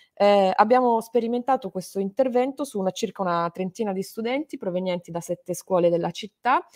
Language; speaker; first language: Italian; native; Italian